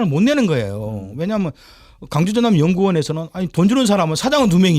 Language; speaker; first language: Korean; native; Korean